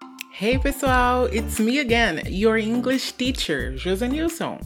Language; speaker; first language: English; non-native, fluent; Portuguese